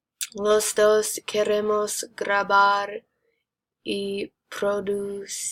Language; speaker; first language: Spanish; non-native, learner; English